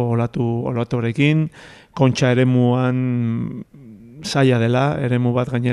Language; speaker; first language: Basque; native; Basque